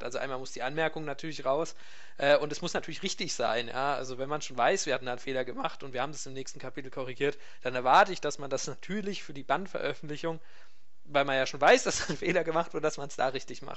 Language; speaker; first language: German; native; German